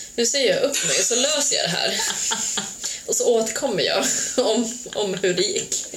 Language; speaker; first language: Swedish; early bilingual, other home language; Hungarian